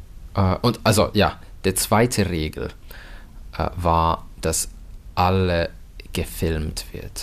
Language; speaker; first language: German; non-native, learner; Finnish